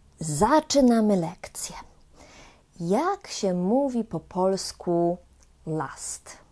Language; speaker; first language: Polish; native; Polish